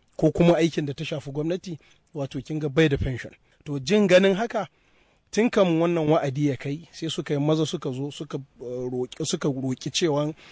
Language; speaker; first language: Hausa; native; Hausa